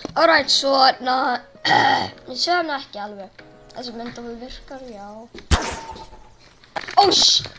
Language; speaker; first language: Icelandic; non-native, learner; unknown